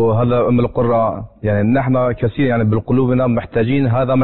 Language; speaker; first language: Arabic; non-native, learner; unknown